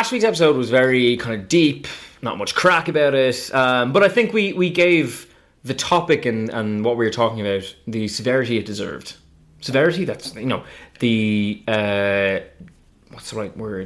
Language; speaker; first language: English; native; English